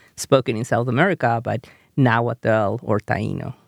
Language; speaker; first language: English; non-native, fluent; Spanish